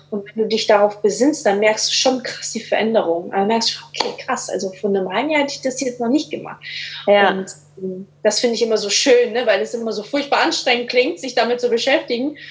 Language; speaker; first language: German; early bilingual, other home language; Portuguese